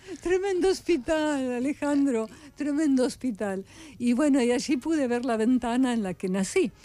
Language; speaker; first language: Spanish; early bilingual, other home language; Ukrainian